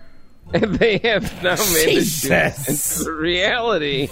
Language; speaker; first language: English; native; English